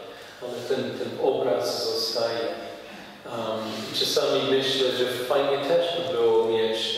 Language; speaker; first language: Polish; non-native, fluent; English